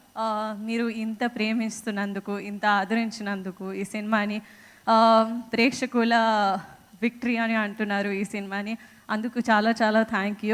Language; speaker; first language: Telugu; non-native, fluent; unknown